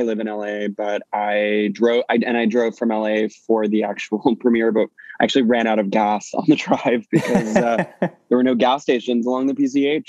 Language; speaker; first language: English; native; English